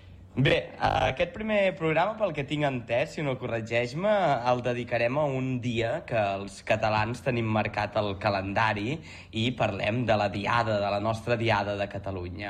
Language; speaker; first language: Catalan; native; Catalan